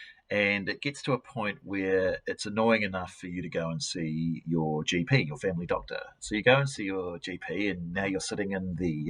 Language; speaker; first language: English; native; English